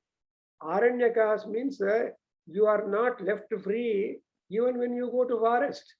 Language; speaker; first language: English; non-native, local second language; Telugu